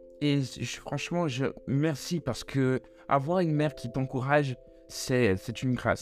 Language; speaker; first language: French; native; French